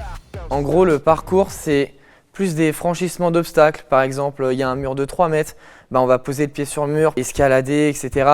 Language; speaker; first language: French; native; French